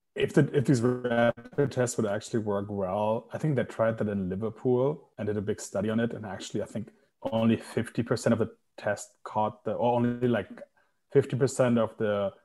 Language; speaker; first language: English; non-native, fluent; German